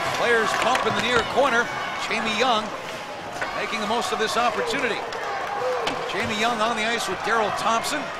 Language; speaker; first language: English; native; English